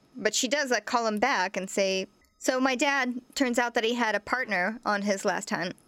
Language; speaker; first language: English; native; English